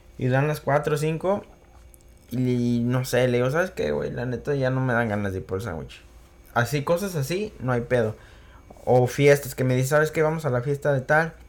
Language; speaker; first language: Spanish; early bilingual, heritage; Spanish